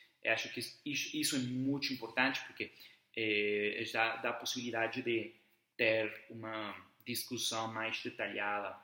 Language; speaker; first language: Portuguese; non-native, fluent; Spanish